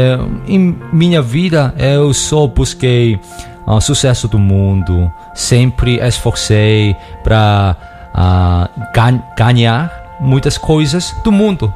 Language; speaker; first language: Portuguese; non-native, learner; Korean